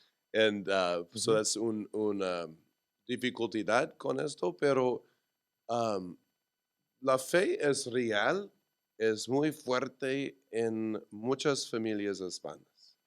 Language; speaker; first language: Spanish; non-native, learner; English